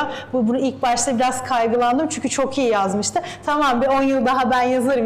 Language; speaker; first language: Turkish; native; Turkish